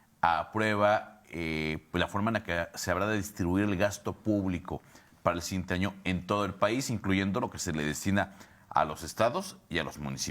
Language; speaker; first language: Spanish; native; Spanish